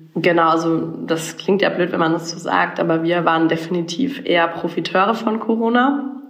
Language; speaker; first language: German; native; German